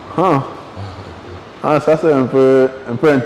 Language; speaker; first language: French; non-native, local second language; Ewe